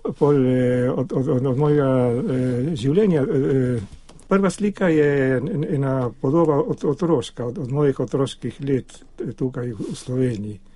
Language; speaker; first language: Slovenian; early bilingual, heritage; Slovenian